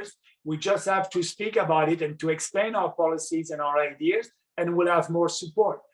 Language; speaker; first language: English; non-native, local second language; French